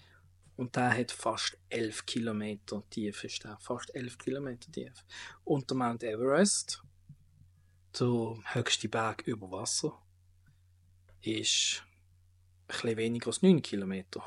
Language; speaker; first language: German; native; German